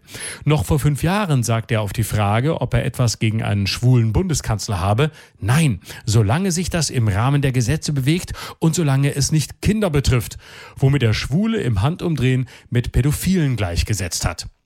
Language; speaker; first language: German; native; German